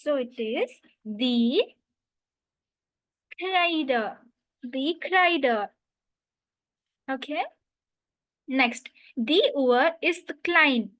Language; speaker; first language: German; non-native, learner; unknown